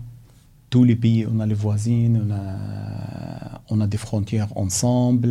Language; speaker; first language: French; non-native, fluent; Arabic